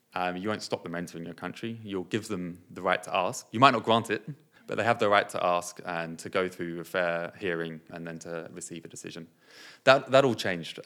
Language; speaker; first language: English; native; English